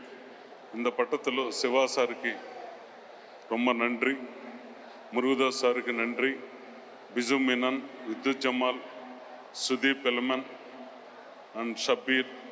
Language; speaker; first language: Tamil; non-native, learner; Telugu